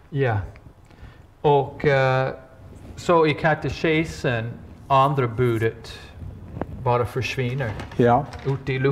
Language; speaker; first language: Swedish; non-native, fluent; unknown